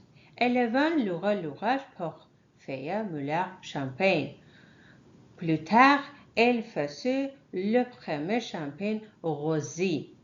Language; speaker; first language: French; non-native, learner; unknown